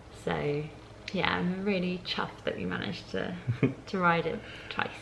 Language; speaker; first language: English; native; English